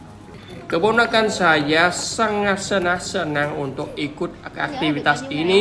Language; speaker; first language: Indonesian; non-native, learner; Vietnamese